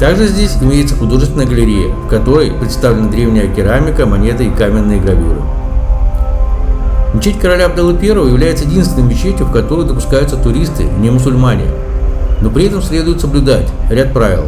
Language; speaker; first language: Russian; native; Russian